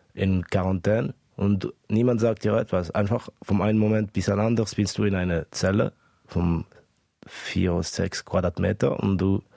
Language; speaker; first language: German; early bilingual, other home language; Estonian